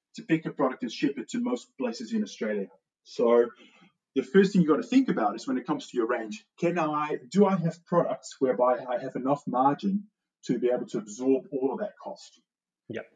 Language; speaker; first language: English; non-native, fluent; Dutch